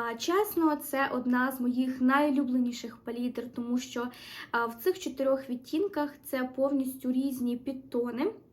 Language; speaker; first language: Ukrainian; non-native, local second language; Russian